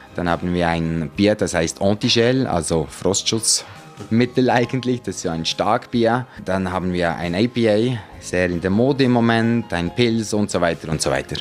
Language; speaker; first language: German; native; German